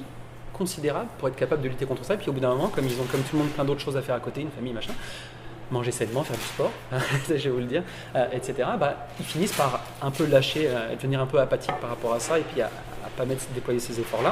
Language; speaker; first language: French; native; French